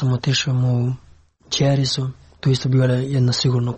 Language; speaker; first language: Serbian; non-native, learner; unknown